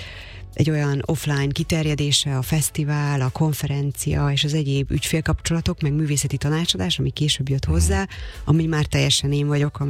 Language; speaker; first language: Hungarian; native; Hungarian